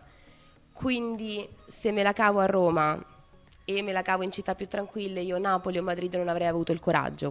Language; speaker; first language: Italian; native; Italian